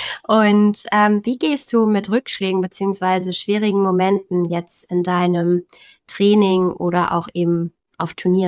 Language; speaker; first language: German; native; German